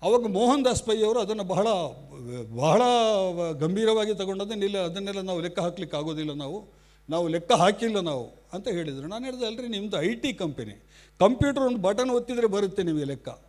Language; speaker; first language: Kannada; non-native, local second language; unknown